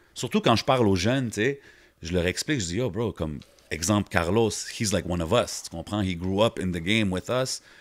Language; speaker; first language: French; native; French